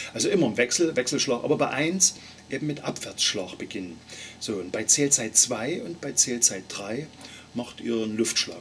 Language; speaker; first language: German; native; German